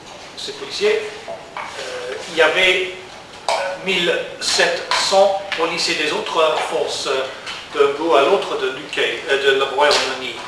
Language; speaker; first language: French; non-native, learner; English